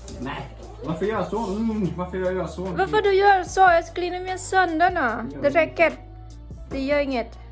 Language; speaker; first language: Swedish; non-native, learner; Thai